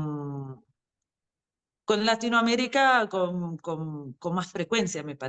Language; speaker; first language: Spanish; non-native, fluent; Portuguese